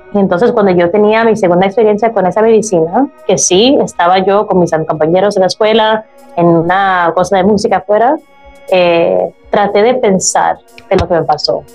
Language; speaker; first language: Spanish; early bilingual, heritage; Spanish